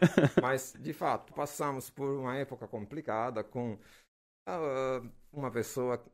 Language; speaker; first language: Portuguese; non-native, fluent; Italian